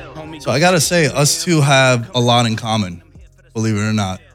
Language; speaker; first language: English; early bilingual, other home language; Greek